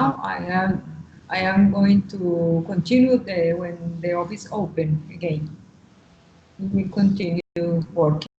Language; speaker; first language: English; non-native, learner; Spanish